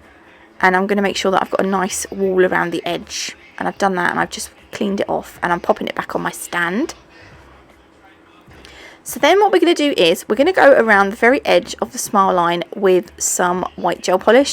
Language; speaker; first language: English; native; English